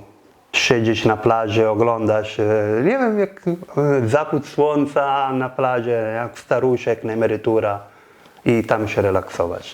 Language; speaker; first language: Polish; non-native, fluent; Italian